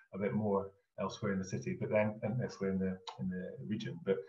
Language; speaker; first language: English; native; English